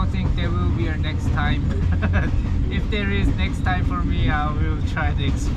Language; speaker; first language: English; non-native, learner; Korean